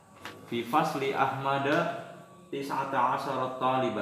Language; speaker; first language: Arabic; non-native, learner; Indonesian